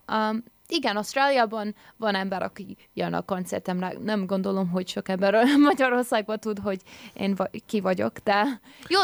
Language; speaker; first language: Hungarian; non-native, learner; English